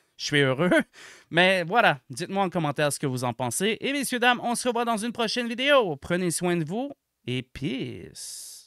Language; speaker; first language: French; native; French